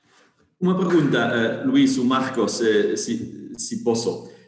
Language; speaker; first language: Portuguese; non-native, learner; Spanish